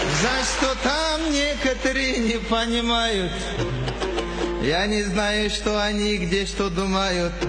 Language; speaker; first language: Russian; non-native, local second language; Kyrgyz